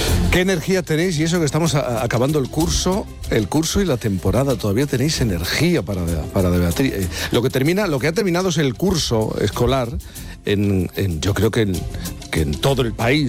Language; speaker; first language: Spanish; native; Spanish